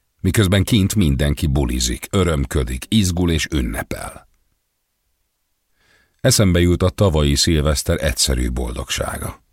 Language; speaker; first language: Hungarian; native; Hungarian